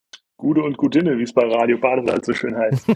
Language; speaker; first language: German; native; German